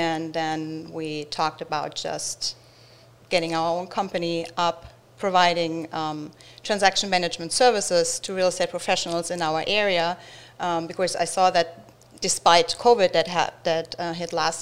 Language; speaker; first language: English; non-native, fluent; German